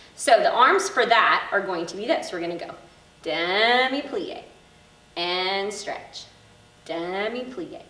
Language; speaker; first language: English; native; English